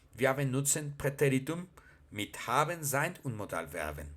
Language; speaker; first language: German; non-native, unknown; Spanish